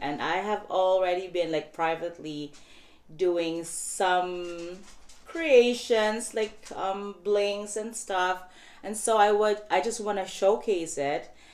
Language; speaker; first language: English; non-native, local second language; Cebuano